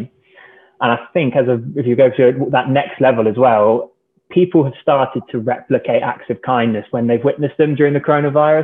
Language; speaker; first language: English; native; English